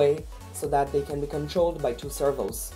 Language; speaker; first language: English; non-native, fluent; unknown